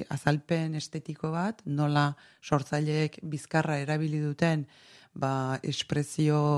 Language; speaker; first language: Basque; native; Basque